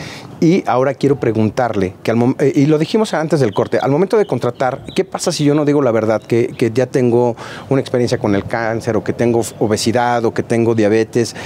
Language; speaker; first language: Spanish; native; Spanish